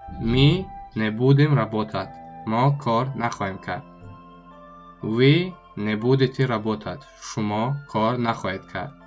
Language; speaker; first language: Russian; non-native, local second language; Tajik